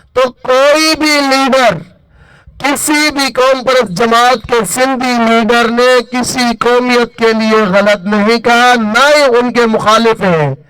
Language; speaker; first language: Urdu; non-native, local second language; Baluchi